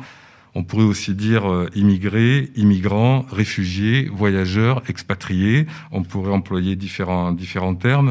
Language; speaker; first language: French; native; French